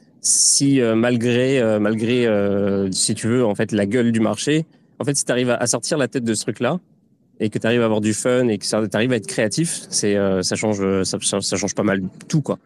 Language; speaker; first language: French; native; French